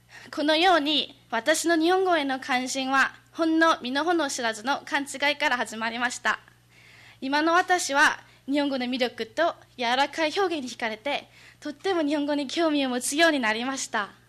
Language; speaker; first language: Japanese; non-native, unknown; English